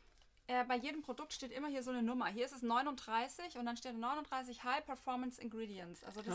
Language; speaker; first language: German; native; German